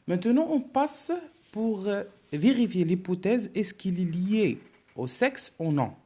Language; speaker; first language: French; non-native, local second language; Arabic